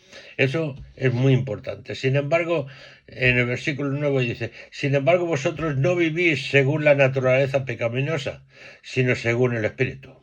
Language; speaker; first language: Spanish; native; Spanish